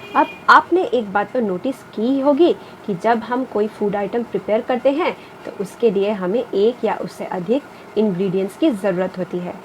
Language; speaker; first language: Hindi; non-native, local second language; Bangla